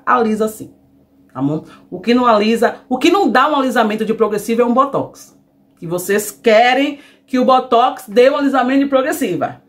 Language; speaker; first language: Portuguese; native; Portuguese